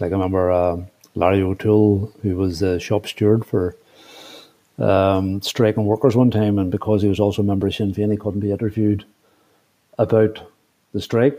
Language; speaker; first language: English; native; English